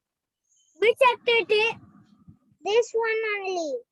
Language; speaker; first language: English; non-native, learner; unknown